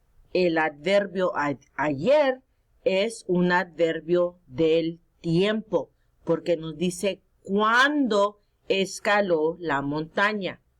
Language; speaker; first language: Spanish; early bilingual, heritage; Spanish